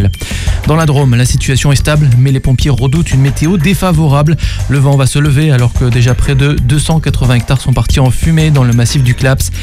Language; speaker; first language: French; native; French